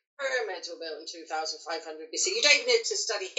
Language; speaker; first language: English; native; English